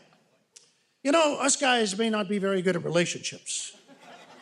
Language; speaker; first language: English; native; English